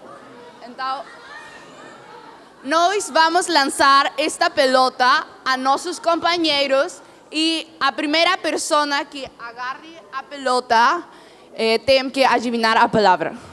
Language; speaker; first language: Portuguese; non-native, learner; Spanish